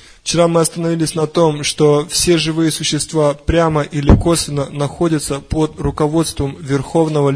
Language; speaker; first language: Russian; native; Russian